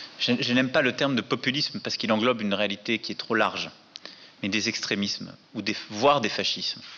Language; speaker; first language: French; native; French